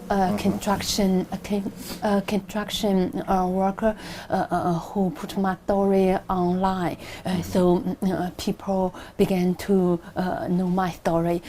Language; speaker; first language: English; non-native, learner; Chinese